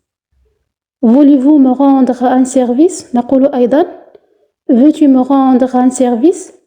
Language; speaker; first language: French; non-native, fluent; Arabic